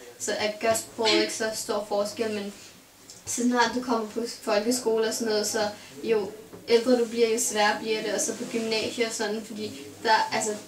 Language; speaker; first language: Danish; early bilingual, other home language; Urdu